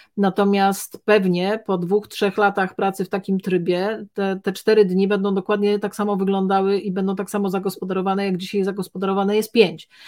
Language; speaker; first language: Polish; native; Polish